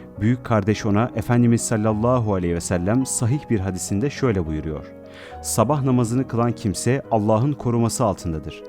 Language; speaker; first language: Turkish; native; Turkish